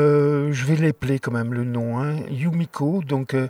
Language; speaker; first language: French; native; French